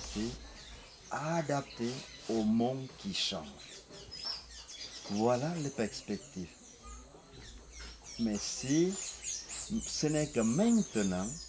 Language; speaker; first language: French; non-native, fluent; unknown